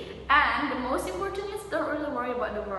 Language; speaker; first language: English; non-native, learner; Indonesian